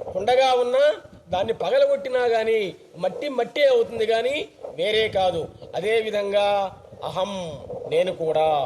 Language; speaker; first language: Telugu; native; Telugu